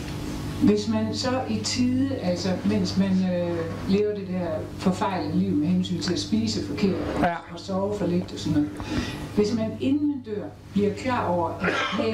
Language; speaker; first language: Danish; native; Danish